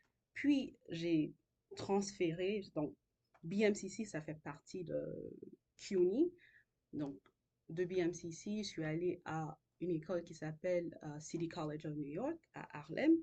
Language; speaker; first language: French; non-native, local second language; Haitian Creole